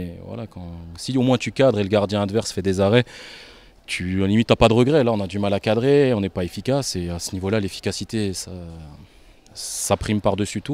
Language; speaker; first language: French; native; French